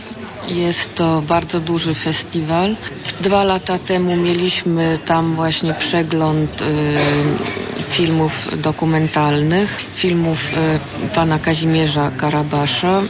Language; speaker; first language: Polish; early bilingual, heritage; Polish